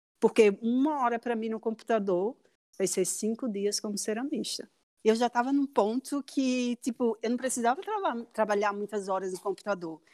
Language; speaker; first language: Portuguese; native; Portuguese